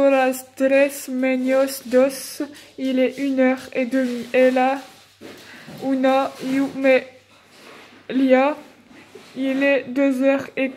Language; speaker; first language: French; native; French